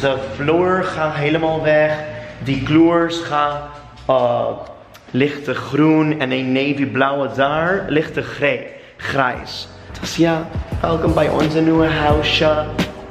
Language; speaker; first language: Dutch; non-native, learner; English